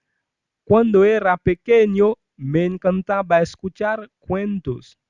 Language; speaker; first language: Spanish; non-native, fluent; Haitian Creole